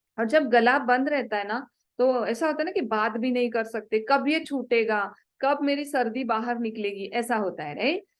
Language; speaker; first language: Hindi; non-native, local second language; Marathi